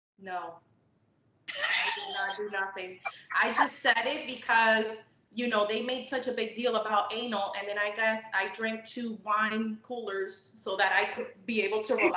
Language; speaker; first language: English; native; English